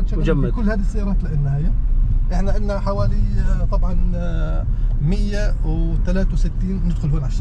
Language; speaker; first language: Arabic; native; Arabic